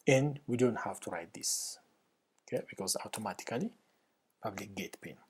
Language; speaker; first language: English; non-native, local second language; Amharic